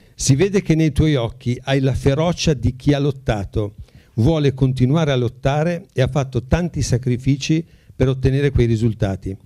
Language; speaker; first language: Italian; native; Italian